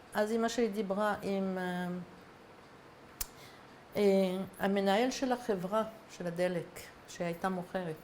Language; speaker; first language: Hebrew; non-native, fluent; French